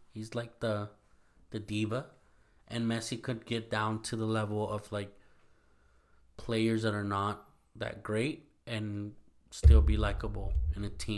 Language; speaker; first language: English; early bilingual, other home language; Spanish